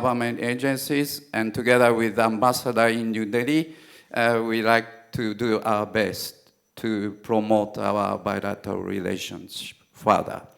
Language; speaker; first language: English; non-native, fluent; Japanese